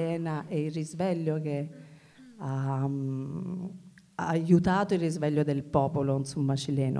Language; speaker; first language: Italian; native; Italian